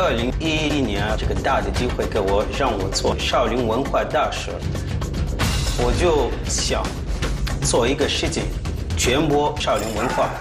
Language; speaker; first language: Chinese; non-native, fluent; French